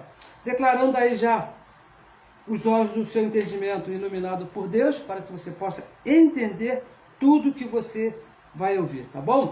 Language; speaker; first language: Portuguese; native; Portuguese